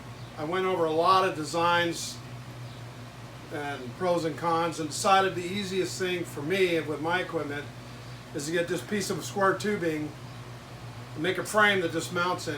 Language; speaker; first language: English; native; English